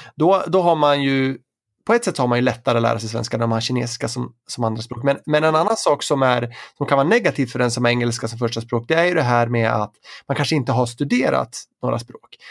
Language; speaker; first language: Swedish; native; Swedish